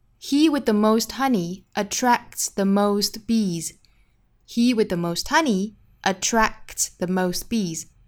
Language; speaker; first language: English; non-native, fluent; Chinese